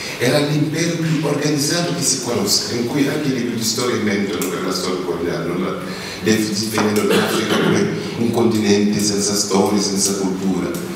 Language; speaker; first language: Italian; non-native, fluent; Wolof